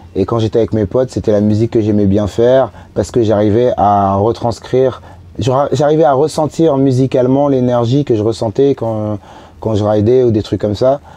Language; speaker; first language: French; native; French